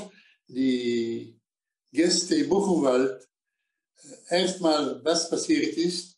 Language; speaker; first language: German; non-native, fluent; Slovak